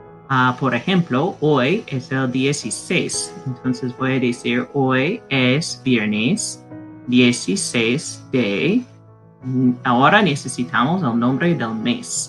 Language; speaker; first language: Spanish; non-native, fluent; English